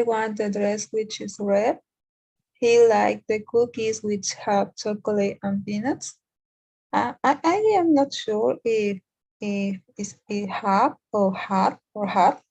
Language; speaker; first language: English; non-native, learner; Spanish